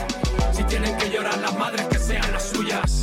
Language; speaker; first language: Spanish; native; Spanish